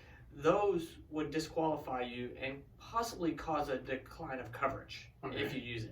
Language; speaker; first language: English; native; English